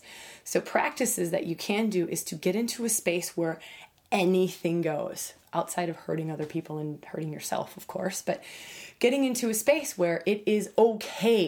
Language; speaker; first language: English; native; English